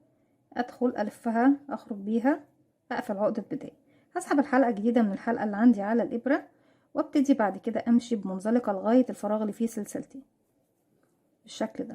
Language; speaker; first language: Arabic; native; Arabic